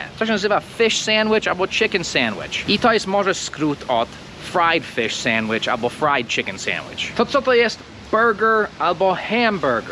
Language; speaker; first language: Polish; non-native, fluent; English